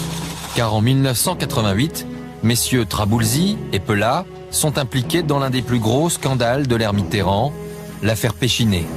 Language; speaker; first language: French; native; French